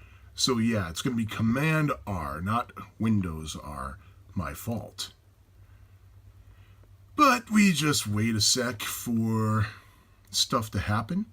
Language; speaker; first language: English; native; English